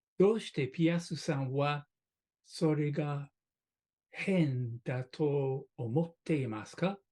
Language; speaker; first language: Japanese; non-native, learner; English